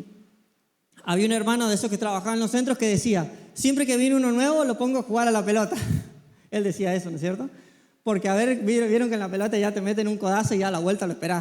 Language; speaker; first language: Spanish; native; Spanish